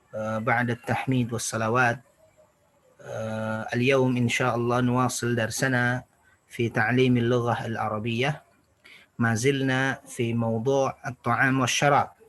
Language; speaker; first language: Arabic; non-native, fluent; Indonesian